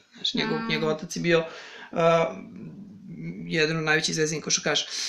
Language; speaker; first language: Serbian; native; Serbian